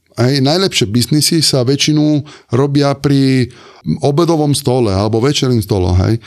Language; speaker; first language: Slovak; non-native, fluent; Italian